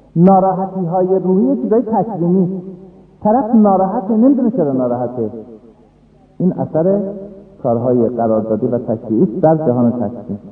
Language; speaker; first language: Persian; non-native, local second language; Azerbaijani